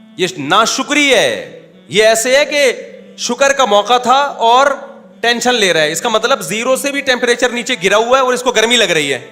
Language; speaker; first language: Urdu; native; Urdu